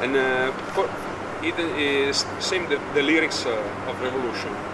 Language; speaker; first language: English; non-native, learner; Italian